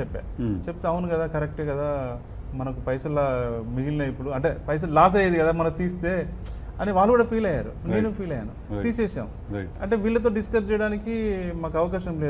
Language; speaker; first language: Telugu; native; Telugu